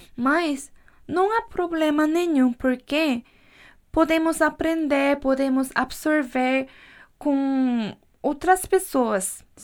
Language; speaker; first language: Portuguese; non-native, fluent; Korean